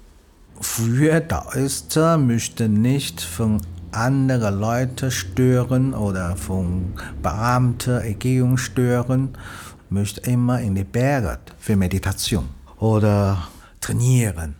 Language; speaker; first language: German; non-native, learner; Chinese